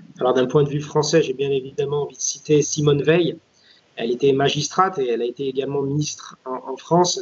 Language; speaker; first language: French; native; French